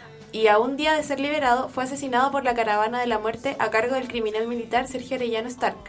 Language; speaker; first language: Spanish; native; Spanish